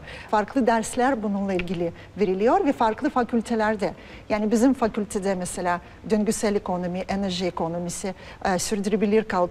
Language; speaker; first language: Turkish; non-native, fluent; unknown